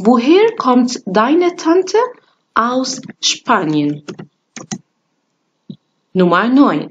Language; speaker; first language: German; non-native, fluent; Arabic